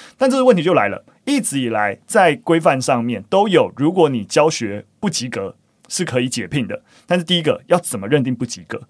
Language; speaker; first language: Chinese; native; Chinese